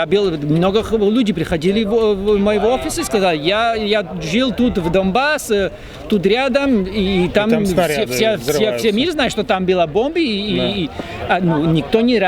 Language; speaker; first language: Russian; non-native, fluent; Spanish